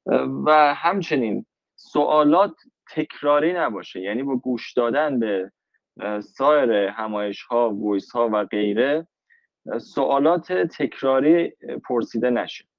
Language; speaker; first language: Persian; native; Persian